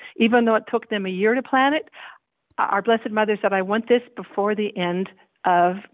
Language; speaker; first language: English; native; English